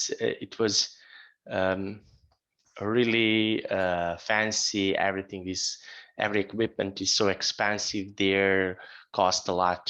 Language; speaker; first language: English; non-native, fluent; Serbian